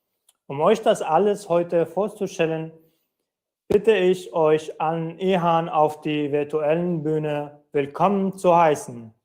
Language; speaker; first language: German; non-native, fluent; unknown